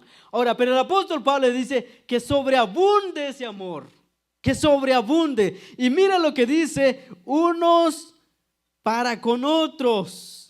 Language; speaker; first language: Spanish; native; Spanish